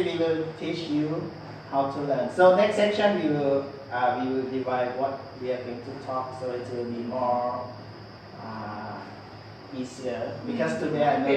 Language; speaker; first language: English; non-native, learner; Lao